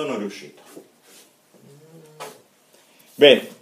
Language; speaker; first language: Italian; non-native, fluent; Russian